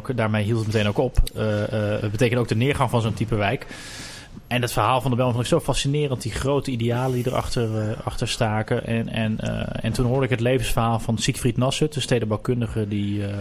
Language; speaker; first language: Dutch; native; Dutch